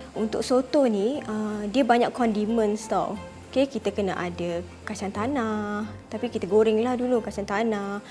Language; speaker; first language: Malay; native; Malay